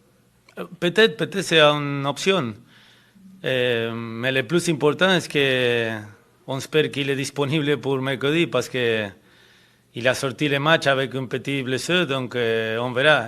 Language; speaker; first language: French; non-native, fluent; Spanish